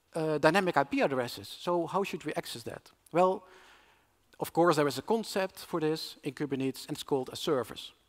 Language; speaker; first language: English; non-native, fluent; Dutch